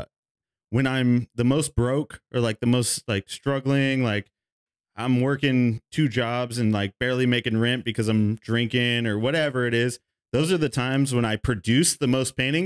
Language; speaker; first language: English; native; English